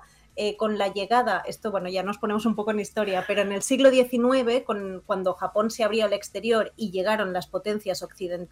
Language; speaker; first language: Spanish; native; Spanish